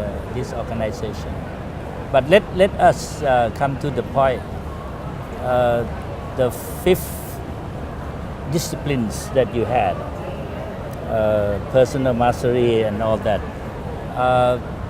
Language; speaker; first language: English; non-native, fluent; Thai